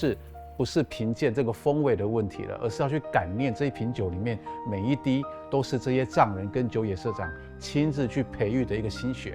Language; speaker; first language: Chinese; native; Chinese